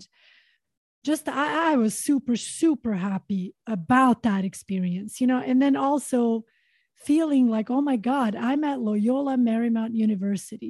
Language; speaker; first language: English; non-native, fluent; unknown